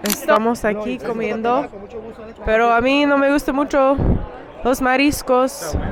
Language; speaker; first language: Spanish; non-native, learner; English